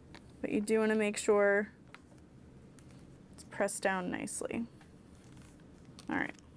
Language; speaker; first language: English; native; English